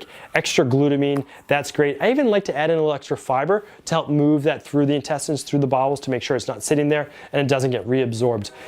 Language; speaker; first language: English; native; English